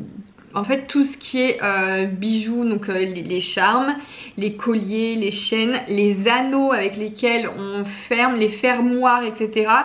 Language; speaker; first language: French; native; French